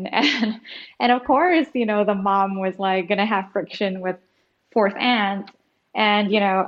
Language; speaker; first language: English; early bilingual, other home language; Indonesian